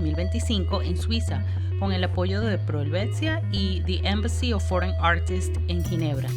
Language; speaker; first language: Spanish; native; Spanish